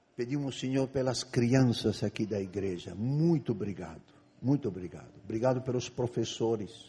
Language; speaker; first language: Portuguese; non-native, fluent; Greek